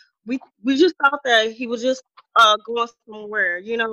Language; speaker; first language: English; native; English